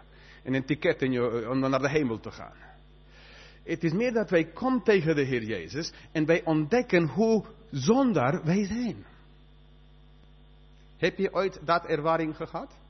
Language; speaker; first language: Dutch; non-native, fluent; English